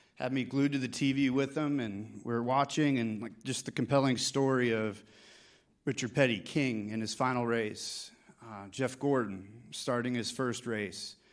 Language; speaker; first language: English; native; English